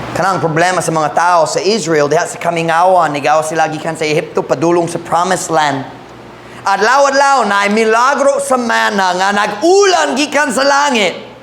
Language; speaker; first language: Cebuano; non-native, fluent; English